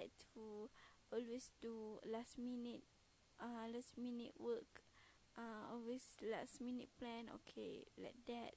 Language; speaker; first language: English; non-native, learner; Malay